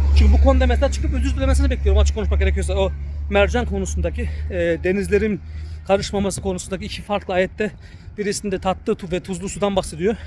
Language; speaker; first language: Turkish; early bilingual, heritage; Turkish